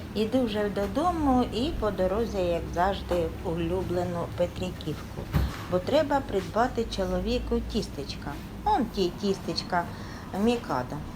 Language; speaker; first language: Ukrainian; native; Ukrainian